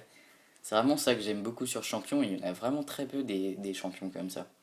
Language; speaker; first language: French; native; French